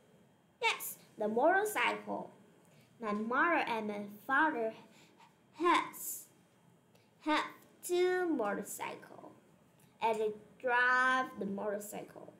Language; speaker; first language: English; non-native, learner; Vietnamese